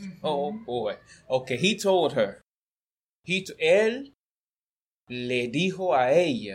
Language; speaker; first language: Spanish; non-native, learner; English